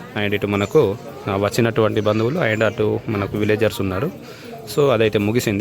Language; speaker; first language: Telugu; non-native, local second language; Gondi